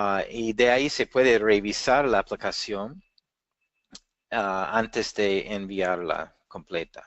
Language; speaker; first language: Spanish; non-native, fluent; English